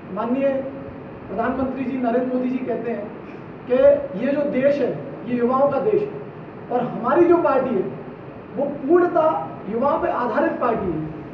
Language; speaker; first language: Hindi; native; Hindi